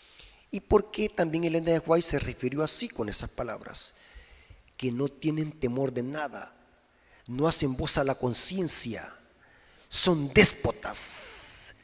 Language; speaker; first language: Spanish; native; Spanish